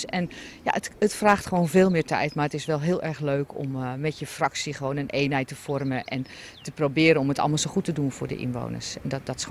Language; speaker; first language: Dutch; native; Dutch